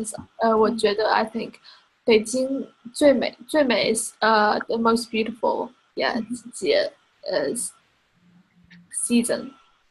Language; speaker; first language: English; non-native, fluent; Chinese